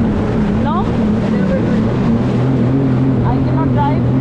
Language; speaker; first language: English; non-native, learner; Hindi